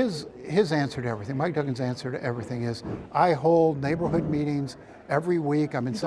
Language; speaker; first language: English; native; English